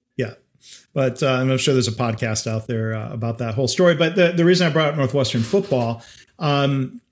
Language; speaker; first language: English; native; English